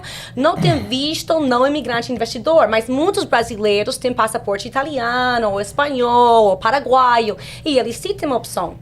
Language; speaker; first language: Portuguese; non-native, fluent; English